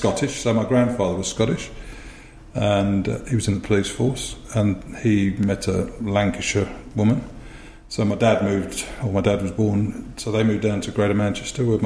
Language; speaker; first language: English; native; English